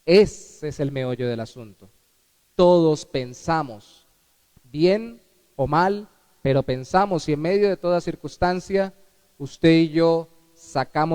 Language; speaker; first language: Spanish; native; Spanish